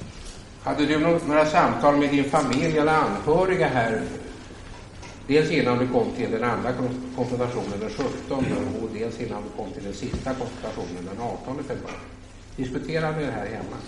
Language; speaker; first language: Swedish; native; Swedish